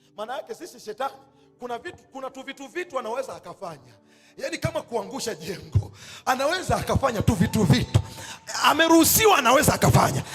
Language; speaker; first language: Swahili; native; Swahili